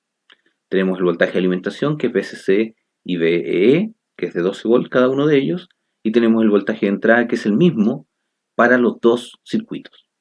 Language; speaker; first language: Spanish; native; Spanish